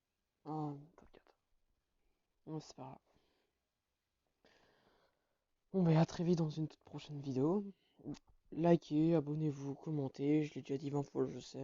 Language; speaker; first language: French; native; French